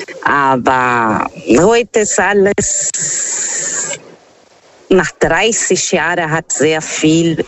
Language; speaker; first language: German; non-native, fluent; Portuguese